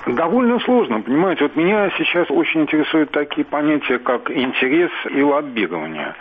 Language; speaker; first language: Russian; native; Russian